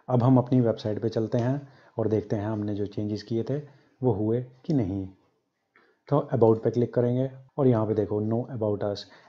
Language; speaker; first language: Hindi; native; Hindi